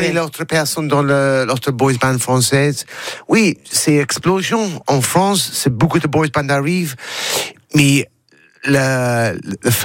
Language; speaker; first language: French; non-native, learner; English